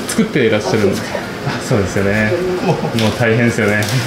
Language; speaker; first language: Japanese; native; Japanese